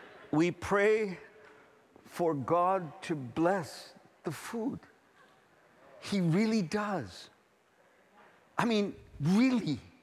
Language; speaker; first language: English; early bilingual, other home language; Spanish